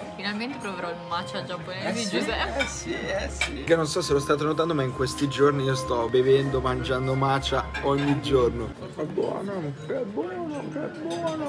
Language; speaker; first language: Italian; native; Italian